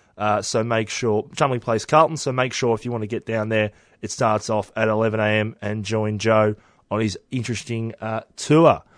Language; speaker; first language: English; native; English